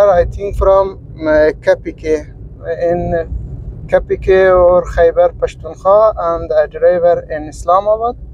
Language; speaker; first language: English; non-native, learner; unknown